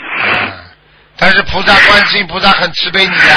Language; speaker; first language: Chinese; native; Chinese